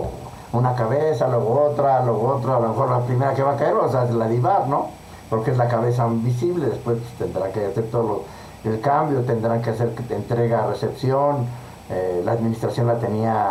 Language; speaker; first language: Spanish; native; Spanish